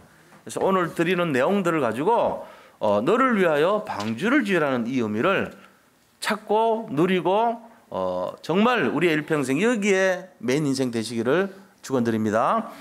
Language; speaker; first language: Korean; native; Korean